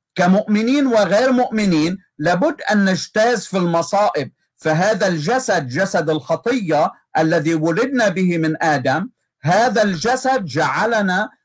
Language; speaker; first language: Arabic; native; Arabic